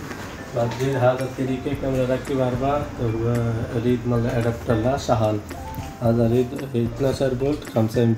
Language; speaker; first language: Arabic; non-native, learner; Hindi